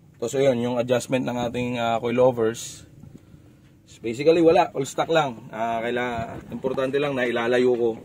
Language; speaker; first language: Filipino; native; Filipino